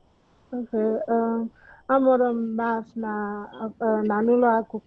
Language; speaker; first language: Igbo; early bilingual, heritage; English